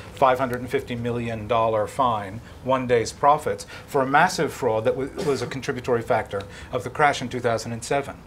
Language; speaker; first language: English; native; English